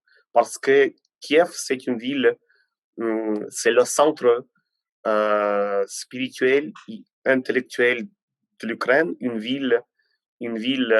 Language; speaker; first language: French; non-native, fluent; Ukrainian